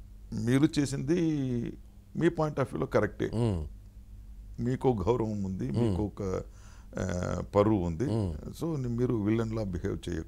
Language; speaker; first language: Telugu; non-native, learner; Tamil